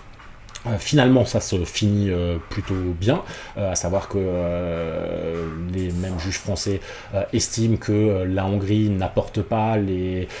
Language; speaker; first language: French; native; French